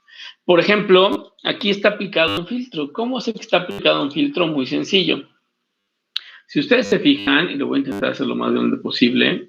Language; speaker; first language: Spanish; native; Spanish